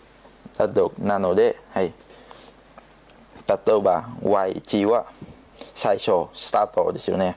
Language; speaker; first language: Japanese; non-native, learner; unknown